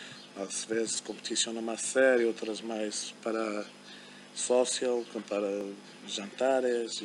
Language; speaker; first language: Portuguese; non-native, fluent; German